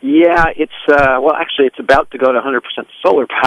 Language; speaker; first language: English; native; English